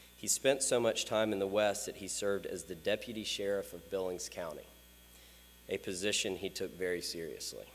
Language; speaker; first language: English; native; English